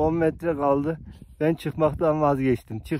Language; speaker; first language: Turkish; native; Turkish